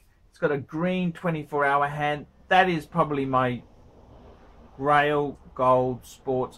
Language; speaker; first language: English; native; English